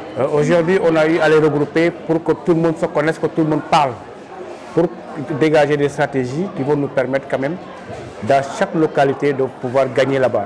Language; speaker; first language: French; non-native, local second language; Wolof